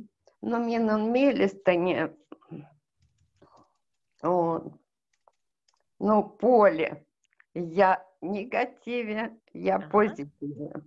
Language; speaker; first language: Finnish; non-native, learner; Russian